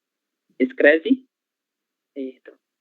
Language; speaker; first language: Spanish; non-native, learner; Portuguese